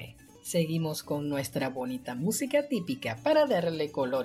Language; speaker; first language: Spanish; native; Spanish